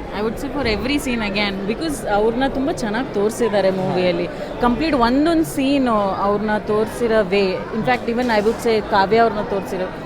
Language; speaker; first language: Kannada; non-native, local second language; Hindi